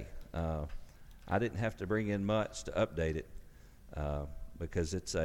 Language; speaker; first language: English; native; English